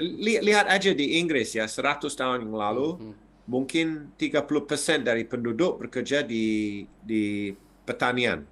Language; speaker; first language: Indonesian; non-native, fluent; English